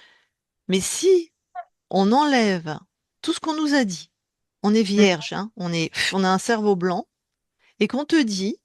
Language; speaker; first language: French; native; French